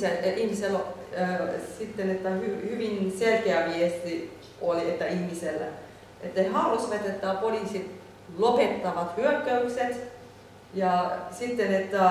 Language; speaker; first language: Finnish; non-native, learner; Turkish